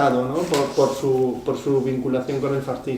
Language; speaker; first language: Spanish; native; Spanish